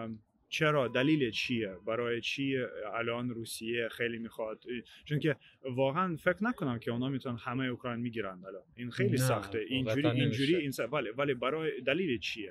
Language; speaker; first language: Persian; non-native, learner; Ukrainian